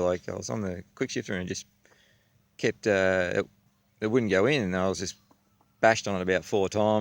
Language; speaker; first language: English; native; English